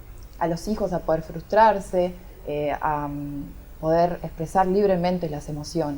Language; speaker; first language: Spanish; native; Spanish